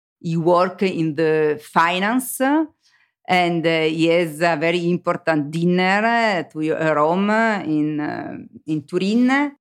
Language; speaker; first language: English; non-native, learner; Italian